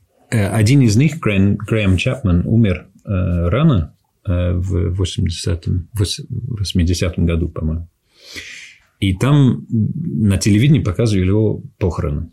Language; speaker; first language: Russian; non-native, fluent; English